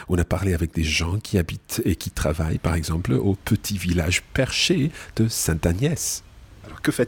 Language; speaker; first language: French; non-native, fluent; English